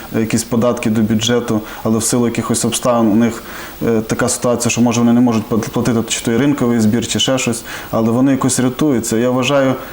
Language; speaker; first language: Ukrainian; native; Ukrainian